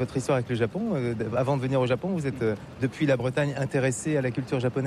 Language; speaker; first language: French; native; French